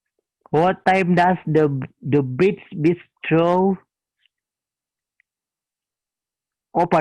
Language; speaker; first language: English; non-native, learner; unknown